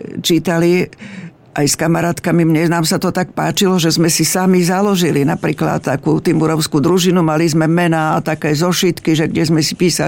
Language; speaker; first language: Slovak; native; Slovak